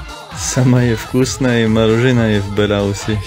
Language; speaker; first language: Russian; non-native, learner; French